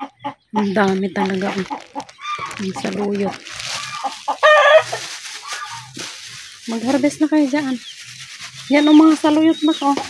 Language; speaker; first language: Filipino; non-native, local second language; Iloko